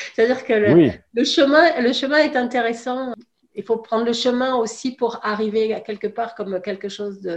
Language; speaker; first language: French; native; French